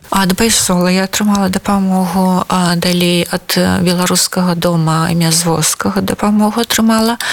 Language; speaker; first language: Belarusian; non-native, local second language; Russian